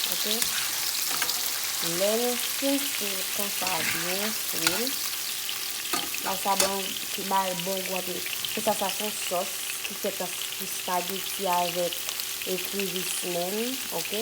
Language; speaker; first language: French; non-native, learner; Haitian Creole